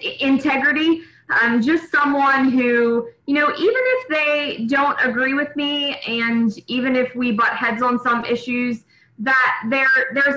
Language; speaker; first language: English; native; English